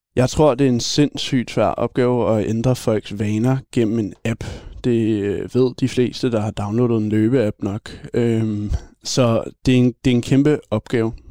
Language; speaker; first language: Danish; native; Danish